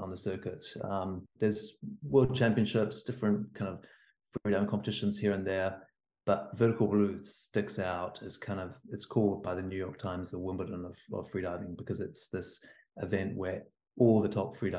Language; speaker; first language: English; native; English